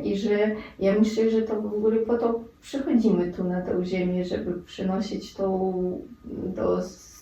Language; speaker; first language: Polish; non-native, fluent; Russian